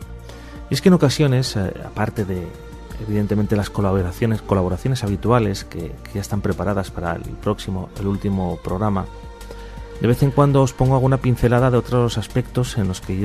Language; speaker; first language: Spanish; native; Spanish